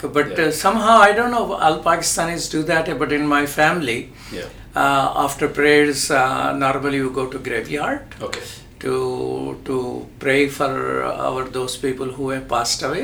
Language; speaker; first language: English; non-native, local second language; Urdu